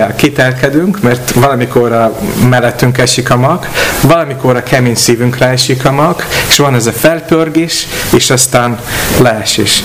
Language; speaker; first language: Hungarian; non-native, fluent; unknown